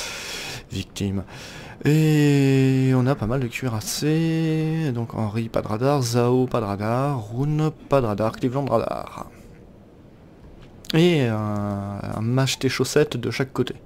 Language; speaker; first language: French; native; French